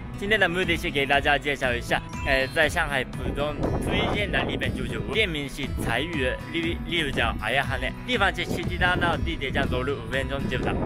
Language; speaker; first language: Chinese; non-native, fluent; Japanese